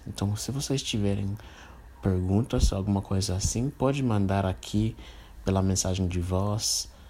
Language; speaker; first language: Portuguese; non-native, fluent; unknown